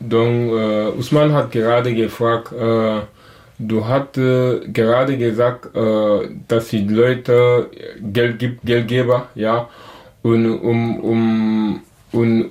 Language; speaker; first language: German; non-native, learner; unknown